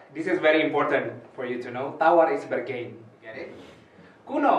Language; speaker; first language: English; non-native, fluent; Indonesian